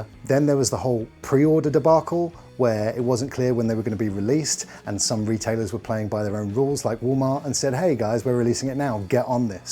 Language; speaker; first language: English; native; English